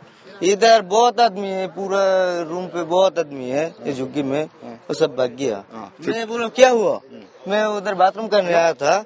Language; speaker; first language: Hindi; non-native, learner; Bangla